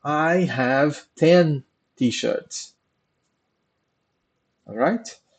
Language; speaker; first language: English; non-native, fluent; Portuguese